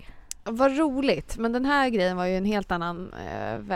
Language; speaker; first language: Swedish; native; Swedish